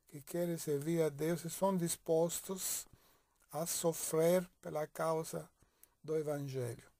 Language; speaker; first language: Portuguese; non-native, fluent; Italian